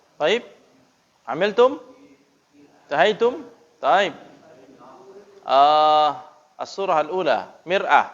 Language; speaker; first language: Arabic; non-native, fluent; Indonesian